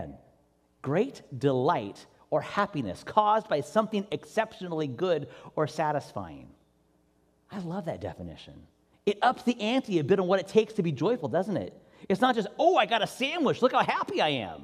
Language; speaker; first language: English; native; English